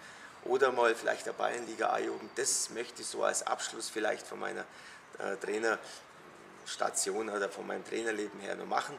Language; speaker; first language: German; native; German